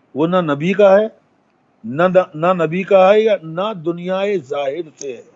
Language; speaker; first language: Urdu; native; Urdu